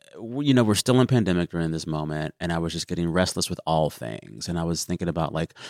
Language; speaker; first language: English; native; English